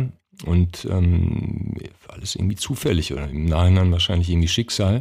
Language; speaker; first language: German; early bilingual, other home language; Croatian